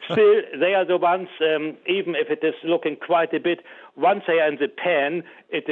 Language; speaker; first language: English; non-native, fluent; German